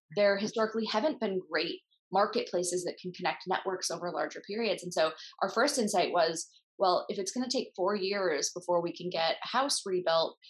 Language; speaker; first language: English; native; English